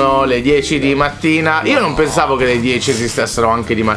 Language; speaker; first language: Italian; native; Italian